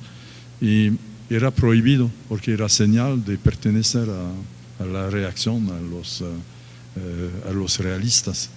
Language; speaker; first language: Spanish; non-native, fluent; French